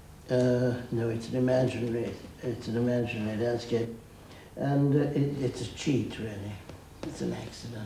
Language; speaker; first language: English; native; English